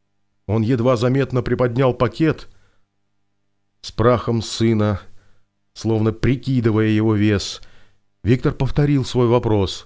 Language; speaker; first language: Russian; native; Russian